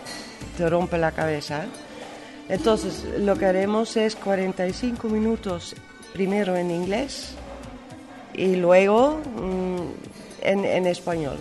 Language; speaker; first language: Spanish; non-native, fluent; Dutch